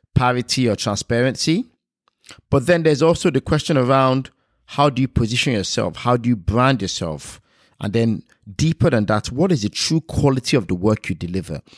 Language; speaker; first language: English; non-native, local second language; Yoruba